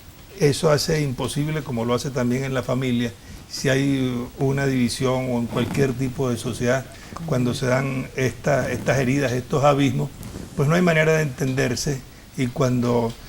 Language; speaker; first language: Spanish; native; Spanish